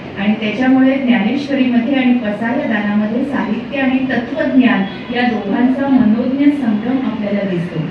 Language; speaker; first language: Marathi; native; Marathi